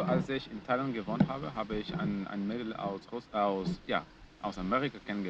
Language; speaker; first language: German; non-native, fluent; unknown